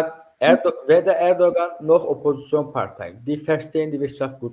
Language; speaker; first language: German; non-native, fluent; Turkish